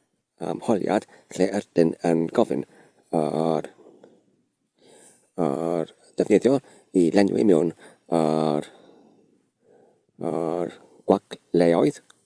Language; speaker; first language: Welsh; non-native, learner; Polish